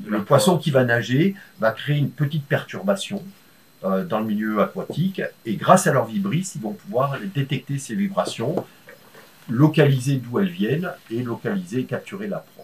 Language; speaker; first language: French; native; French